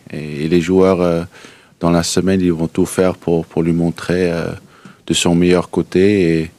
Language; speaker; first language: French; non-native, fluent; Danish